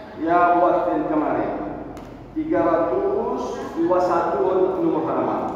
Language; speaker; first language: Indonesian; non-native, learner; Arabic